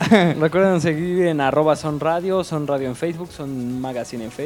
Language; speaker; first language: Spanish; native; Spanish